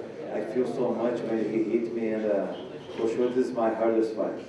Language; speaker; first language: English; non-native, learner; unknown